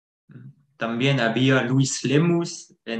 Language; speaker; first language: Spanish; non-native, fluent; French